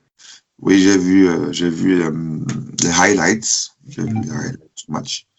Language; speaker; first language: French; non-native, fluent; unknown